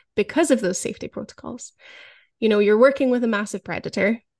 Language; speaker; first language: English; native; English